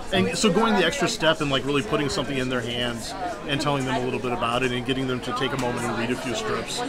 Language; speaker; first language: English; native; English